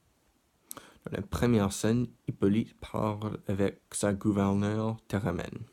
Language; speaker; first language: French; non-native, learner; English